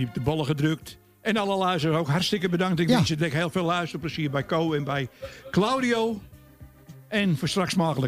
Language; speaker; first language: Dutch; native; Dutch